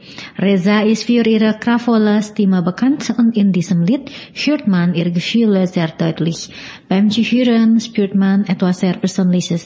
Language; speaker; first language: German; non-native, fluent; Indonesian